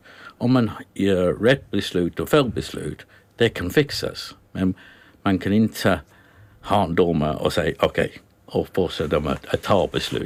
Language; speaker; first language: Swedish; non-native, learner; English